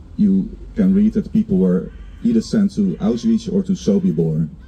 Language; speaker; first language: English; non-native, fluent; Dutch